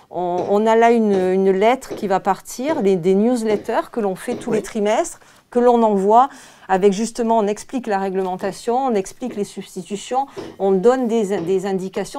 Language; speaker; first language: French; native; French